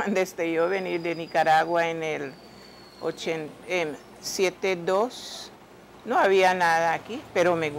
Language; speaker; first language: Spanish; non-native, learner; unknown